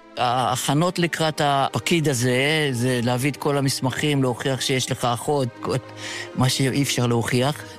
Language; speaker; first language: Hebrew; early bilingual, other home language; Yiddish